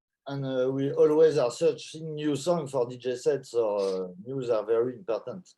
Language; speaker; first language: English; non-native, learner; French